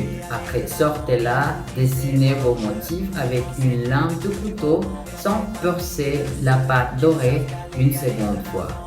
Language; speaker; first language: French; non-native, learner; Spanish